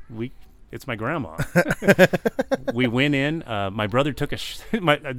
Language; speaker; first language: English; native; English